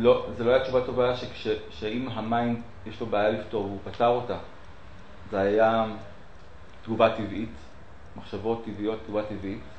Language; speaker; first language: Hebrew; native; Hebrew